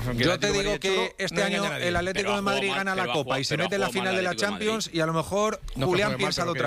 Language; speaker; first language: Spanish; native; Spanish